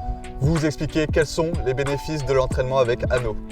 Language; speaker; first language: French; native; French